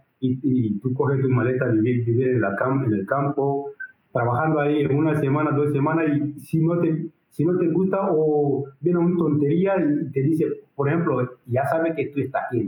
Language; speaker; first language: Spanish; non-native, learner; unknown